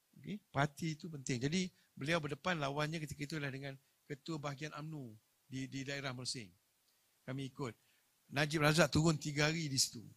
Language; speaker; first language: Malay; native; Malay